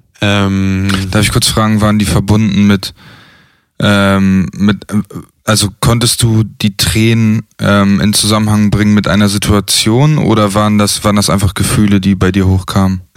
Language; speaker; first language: German; native; German